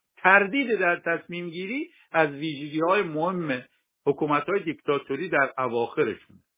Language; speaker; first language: Persian; non-native, local second language; Kurdish